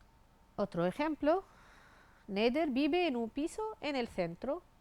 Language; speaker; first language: Spanish; non-native, fluent; Arabic